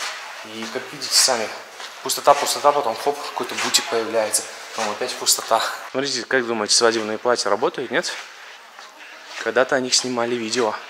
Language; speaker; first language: Russian; native; Russian